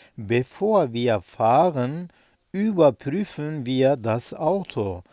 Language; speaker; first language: German; non-native, fluent; Turkish